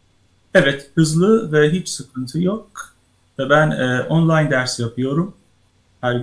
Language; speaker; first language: Turkish; non-native, learner; Persian